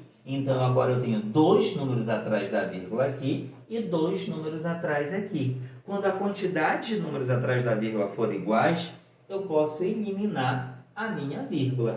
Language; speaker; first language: Portuguese; native; Portuguese